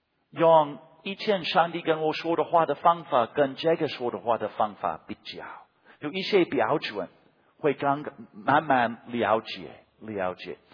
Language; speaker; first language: Chinese; non-native, fluent; English